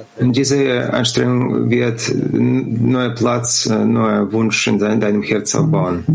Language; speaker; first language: German; non-native, fluent; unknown